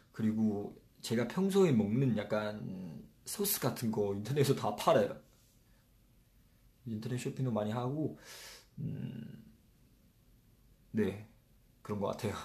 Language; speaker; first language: Korean; non-native, fluent; Chinese